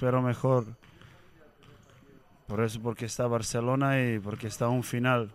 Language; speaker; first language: Spanish; non-native, learner; Serbian